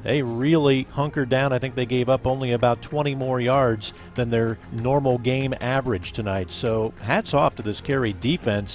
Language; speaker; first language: English; native; English